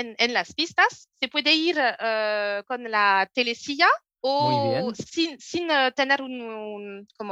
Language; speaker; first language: Spanish; non-native, learner; French